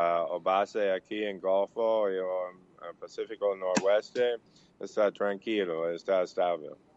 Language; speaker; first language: Portuguese; non-native, learner; English